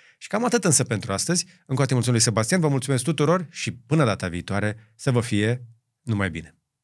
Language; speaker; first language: Romanian; native; Romanian